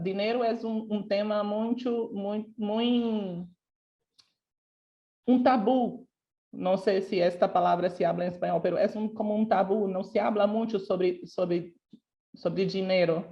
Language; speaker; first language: Spanish; non-native, local second language; Portuguese